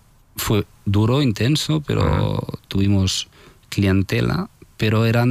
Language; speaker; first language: Spanish; non-native, fluent; French